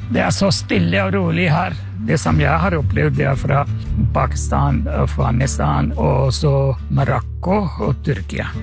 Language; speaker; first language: Norwegian; non-native, fluent; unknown